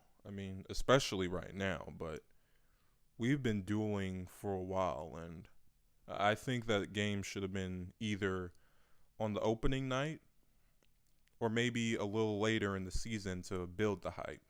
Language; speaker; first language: English; native; English